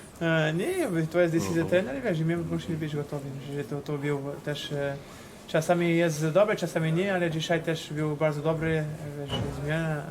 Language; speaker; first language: Polish; non-native, fluent; Portuguese